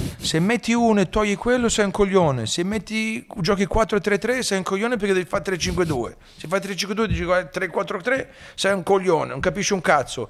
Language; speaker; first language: Italian; early bilingual, heritage; Italian